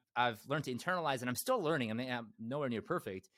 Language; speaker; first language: English; early bilingual, other home language; Korean